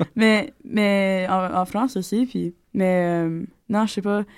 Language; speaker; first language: French; native; French